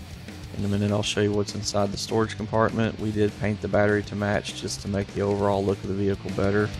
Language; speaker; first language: English; native; English